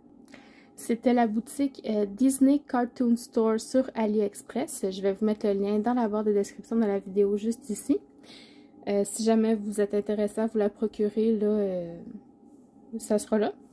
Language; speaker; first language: French; native; French